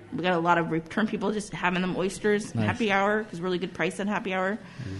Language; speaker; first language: English; native; English